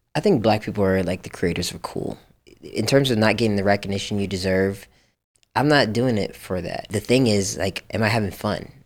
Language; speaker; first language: English; early bilingual, other home language; Japanese